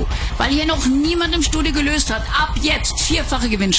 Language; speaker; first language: German; native; German